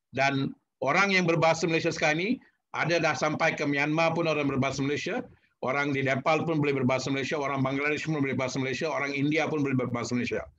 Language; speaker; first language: Malay; non-native, local second language; Tamil